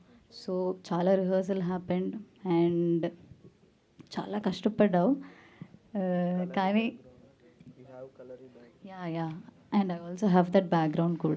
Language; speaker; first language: Telugu; non-native, learner; Malayalam